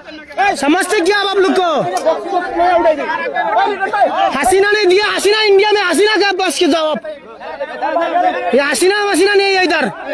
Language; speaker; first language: Hindi; non-native, learner; Bangla